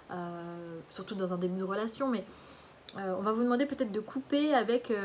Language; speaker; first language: French; native; French